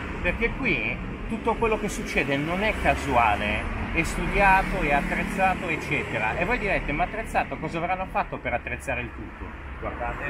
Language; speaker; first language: Italian; native; Italian